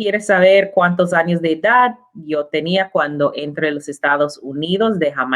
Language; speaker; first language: Spanish; non-native, learner; English